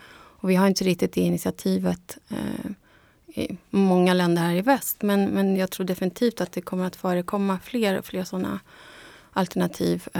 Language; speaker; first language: Swedish; non-native, fluent; Spanish